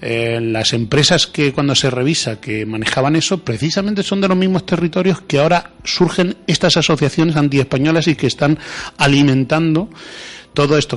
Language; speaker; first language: Spanish; native; Spanish